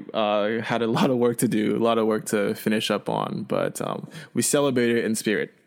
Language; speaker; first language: English; early bilingual, other home language; Chinese